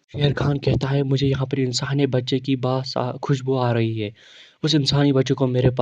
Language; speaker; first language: Hindi; native; Hindi